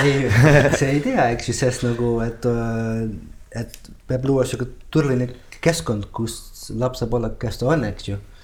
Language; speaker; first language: Estonian; non-native, fluent; Dutch